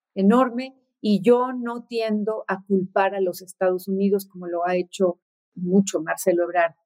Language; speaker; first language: Spanish; native; Spanish